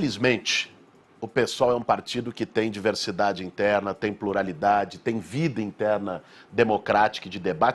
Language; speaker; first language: Portuguese; native; Portuguese